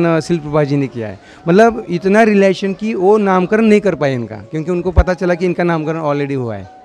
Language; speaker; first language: Hindi; non-native, local second language; Marathi